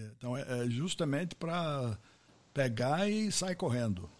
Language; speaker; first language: Portuguese; non-native, fluent; English